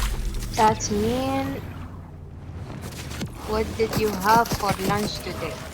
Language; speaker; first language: English; non-native, learner; Arabic